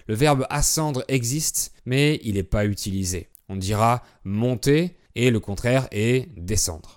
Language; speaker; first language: French; native; French